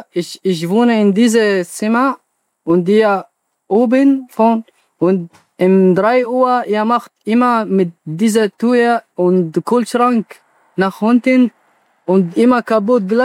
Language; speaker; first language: German; non-native, learner; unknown